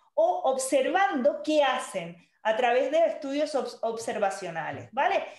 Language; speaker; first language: Spanish; native; Spanish